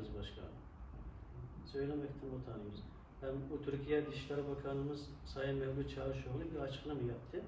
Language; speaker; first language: Turkish; non-native, learner; Uyghur